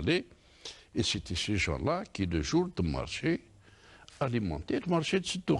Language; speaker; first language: French; non-native, local second language; Kabyle